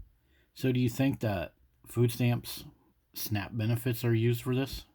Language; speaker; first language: English; native; English